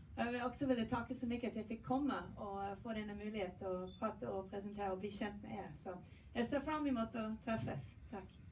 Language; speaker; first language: Swedish; non-native, fluent; English